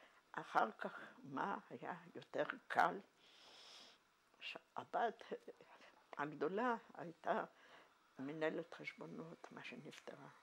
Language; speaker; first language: Hebrew; non-native, fluent; Yiddish